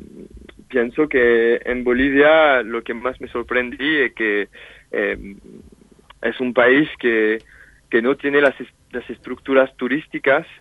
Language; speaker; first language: Spanish; non-native, fluent; French